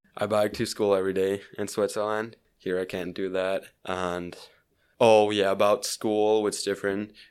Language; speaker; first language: English; non-native, fluent; Swiss German